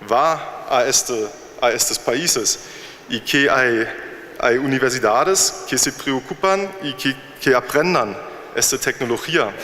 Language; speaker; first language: Spanish; non-native, fluent; German